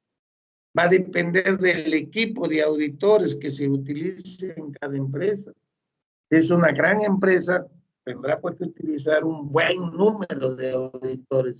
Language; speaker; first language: Spanish; native; Spanish